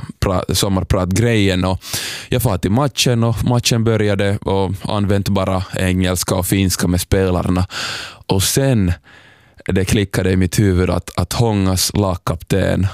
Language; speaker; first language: Swedish; non-native, local second language; Somali